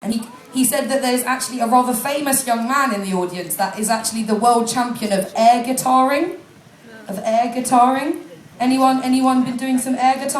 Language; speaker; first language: English; native; English